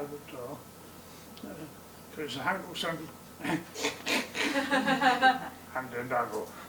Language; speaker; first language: Korean; non-native, learner; English